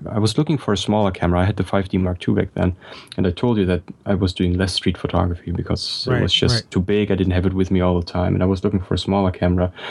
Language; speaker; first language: English; non-native, fluent; German